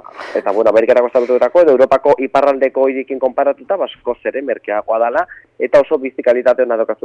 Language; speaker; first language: Basque; native; Basque